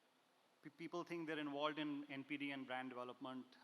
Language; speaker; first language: English; non-native, local second language; Hindi